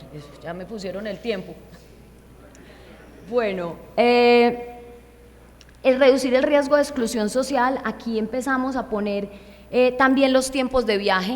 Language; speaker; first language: Spanish; native; Spanish